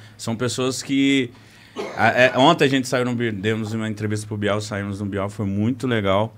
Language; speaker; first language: Portuguese; native; Portuguese